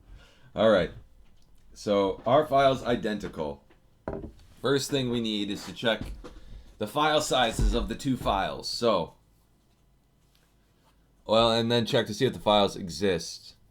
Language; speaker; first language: English; native; English